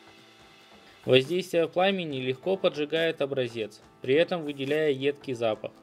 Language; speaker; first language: Russian; native; Russian